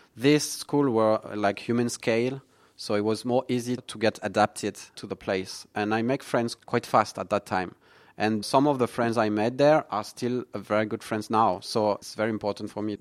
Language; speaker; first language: English; non-native, fluent; French